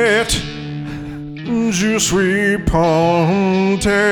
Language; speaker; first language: French; non-native, learner; English